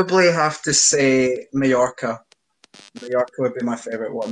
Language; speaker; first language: English; native; English